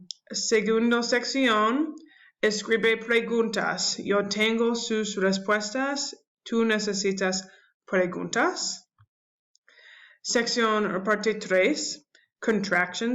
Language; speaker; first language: Spanish; non-native, learner; English